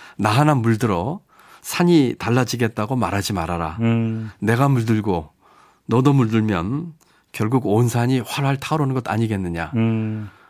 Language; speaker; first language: Korean; native; Korean